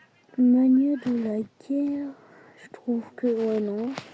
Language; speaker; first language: French; native; French